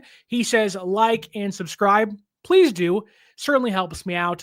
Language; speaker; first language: English; native; English